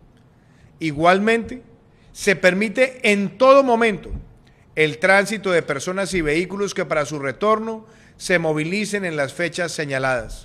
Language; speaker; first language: Spanish; native; Spanish